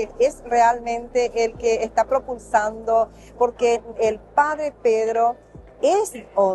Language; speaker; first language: Spanish; native; Spanish